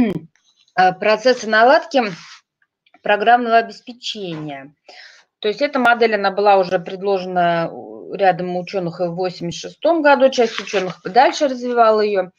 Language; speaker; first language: Russian; native; Russian